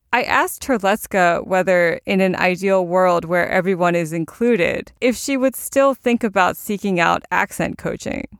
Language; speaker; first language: English; native; English